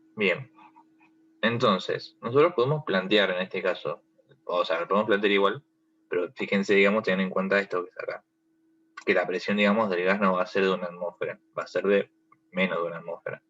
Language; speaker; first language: Spanish; native; Spanish